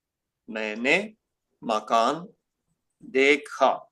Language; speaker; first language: Hindi; non-native, fluent; Ukrainian